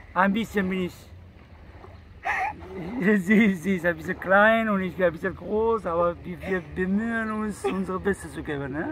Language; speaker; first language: German; non-native, learner; Persian